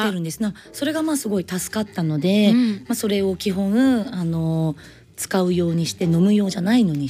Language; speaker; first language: Japanese; native; Japanese